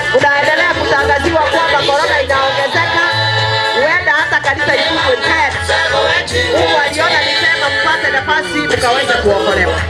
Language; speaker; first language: Swahili; non-native, local second language; Gusii